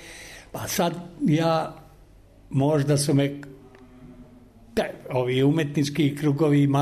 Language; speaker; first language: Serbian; non-native, local second language; Albanian